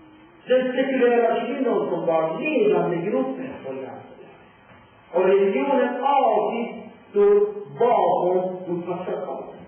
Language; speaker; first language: Swedish; non-native, fluent; Persian